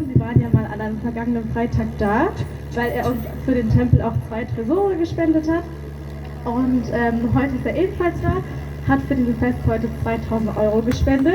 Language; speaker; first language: German; early bilingual, other home language; Tamil